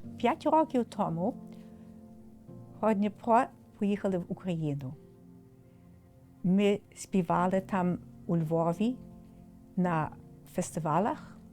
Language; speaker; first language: Ukrainian; early bilingual, heritage; Ukrainian